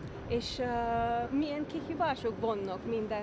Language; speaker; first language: Hungarian; non-native, learner; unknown